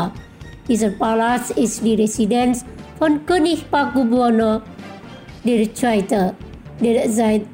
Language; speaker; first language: German; non-native, fluent; Indonesian